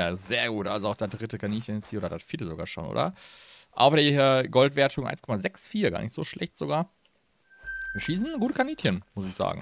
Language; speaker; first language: German; native; German